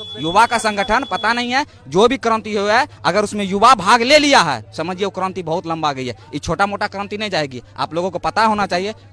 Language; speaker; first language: Hindi; native; Hindi